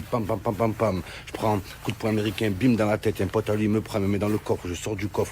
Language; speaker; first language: French; native; French